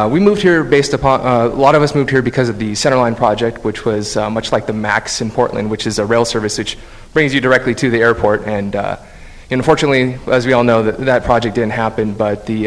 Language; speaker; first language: English; native; English